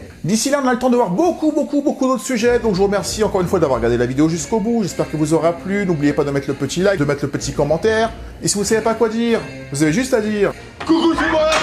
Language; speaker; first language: French; native; French